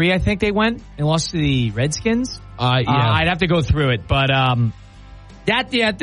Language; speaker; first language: English; native; English